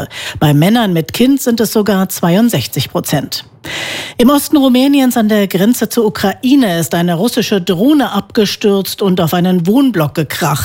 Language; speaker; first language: German; native; German